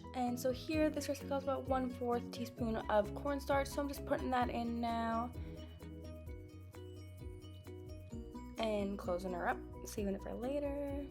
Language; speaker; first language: English; native; English